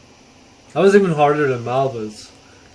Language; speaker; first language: English; native; English